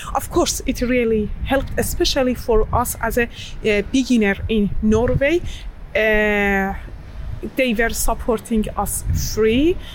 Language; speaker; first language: English; non-native, learner; Persian